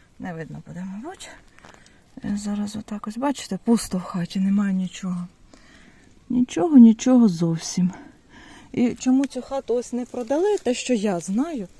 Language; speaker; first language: Ukrainian; native; Ukrainian